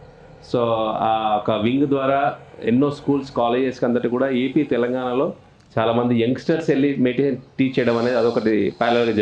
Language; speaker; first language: Telugu; native; Telugu